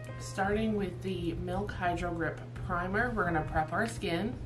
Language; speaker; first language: English; native; English